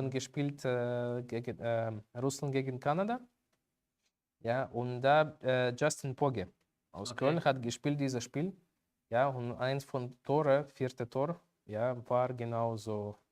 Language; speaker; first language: German; non-native, learner; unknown